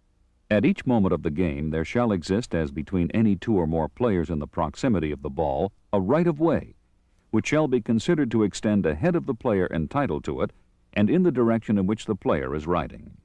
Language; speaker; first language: English; native; English